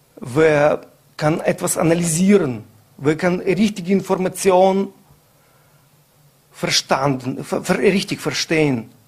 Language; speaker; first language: German; non-native, learner; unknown